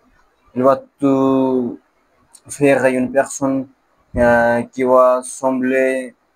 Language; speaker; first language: French; non-native, learner; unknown